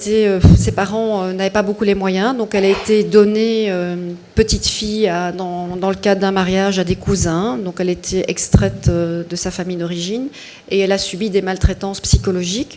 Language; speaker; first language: French; native; French